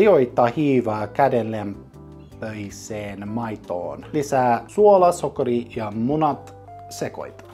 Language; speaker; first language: Finnish; non-native, learner; English